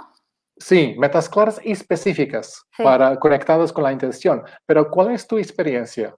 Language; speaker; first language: Spanish; non-native, fluent; Portuguese